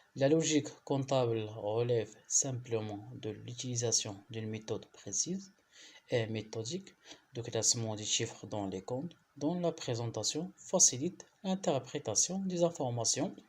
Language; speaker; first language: French; non-native, local second language; Arabic